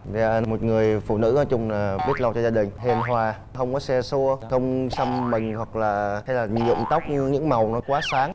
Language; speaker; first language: Vietnamese; native; Vietnamese